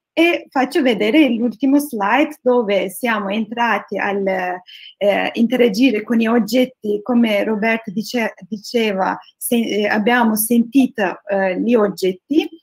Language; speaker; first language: Italian; non-native, learner; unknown